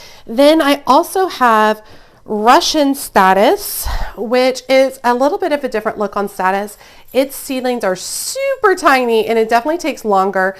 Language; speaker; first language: English; native; English